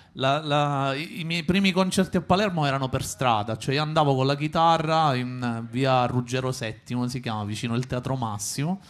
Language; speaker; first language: Italian; native; Italian